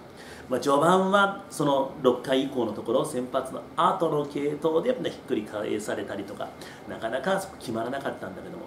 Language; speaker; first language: Japanese; native; Japanese